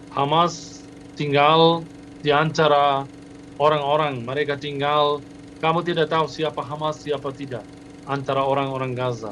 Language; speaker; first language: Indonesian; non-native, fluent; Arabic